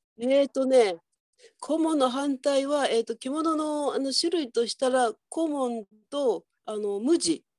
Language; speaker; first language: Japanese; native; Japanese